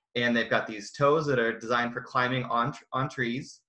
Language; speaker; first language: English; native; English